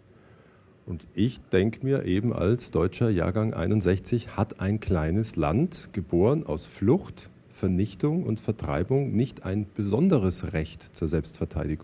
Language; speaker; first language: German; native; German